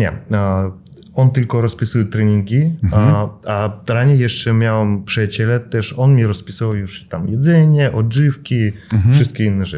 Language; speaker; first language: Polish; non-native, fluent; Russian